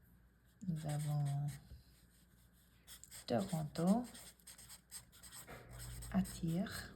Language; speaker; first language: French; non-native, fluent; English